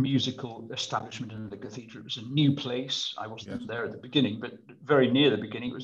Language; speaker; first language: English; native; English